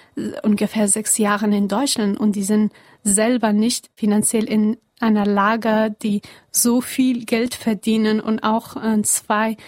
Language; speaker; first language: German; non-native, fluent; Persian